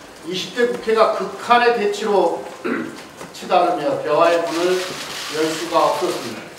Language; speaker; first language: Korean; native; Korean